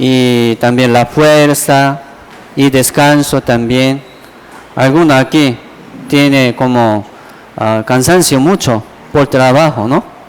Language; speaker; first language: Spanish; non-native, fluent; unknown